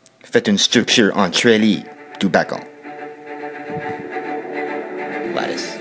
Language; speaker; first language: French; non-native, learner; English